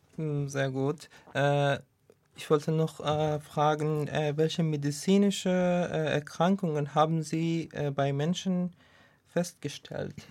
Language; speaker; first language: German; non-native, learner; Persian